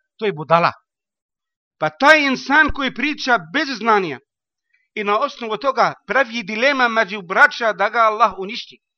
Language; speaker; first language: Bosnian; non-native, learner; Arabic